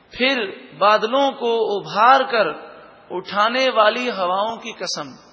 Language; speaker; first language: Urdu; native; Urdu